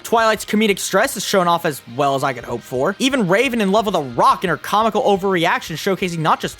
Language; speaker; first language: English; native; English